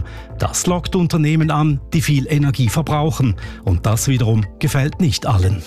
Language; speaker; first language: German; native; German